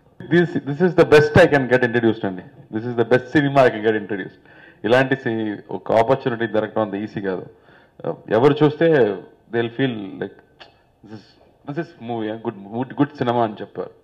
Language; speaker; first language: Telugu; non-native, learner; Tamil